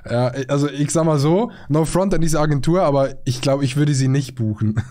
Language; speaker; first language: German; native; German